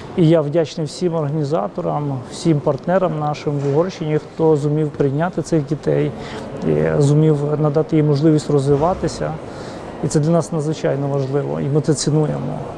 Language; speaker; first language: Ukrainian; native; Ukrainian